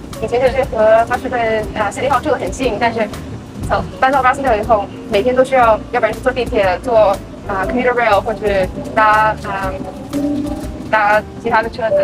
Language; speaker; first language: Chinese; early bilingual, heritage; Chinese